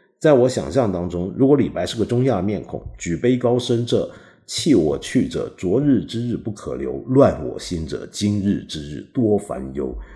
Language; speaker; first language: Chinese; non-native, local second language; Cantonese